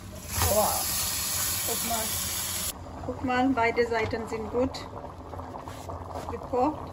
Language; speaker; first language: German; non-native, learner; Urdu